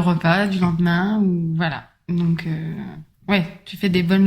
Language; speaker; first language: French; native; French